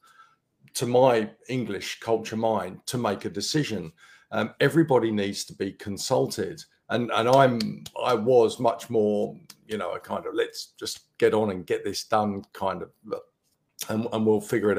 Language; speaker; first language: English; native; English